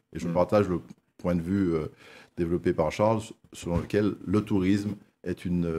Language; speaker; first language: French; native; French